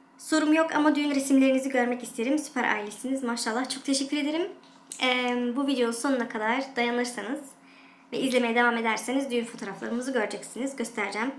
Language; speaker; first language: Turkish; early bilingual, heritage; Turkish